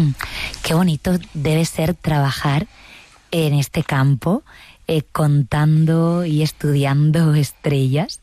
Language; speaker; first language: Spanish; native; Spanish